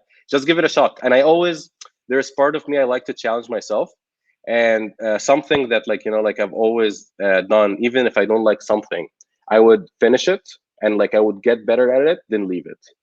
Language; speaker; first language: English; non-native, local second language; Arabic